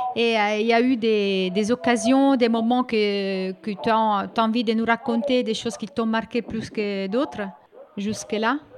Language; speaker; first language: French; native; French